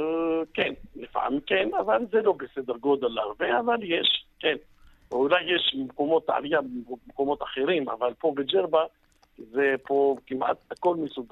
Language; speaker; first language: Hebrew; non-native, fluent; Arabic